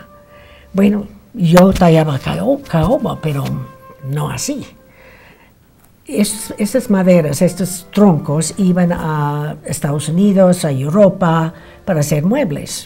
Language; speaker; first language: Spanish; non-native, fluent; English